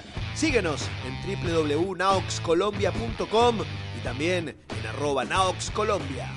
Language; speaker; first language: Spanish; native; Spanish